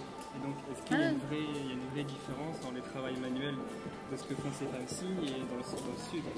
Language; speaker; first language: French; native; French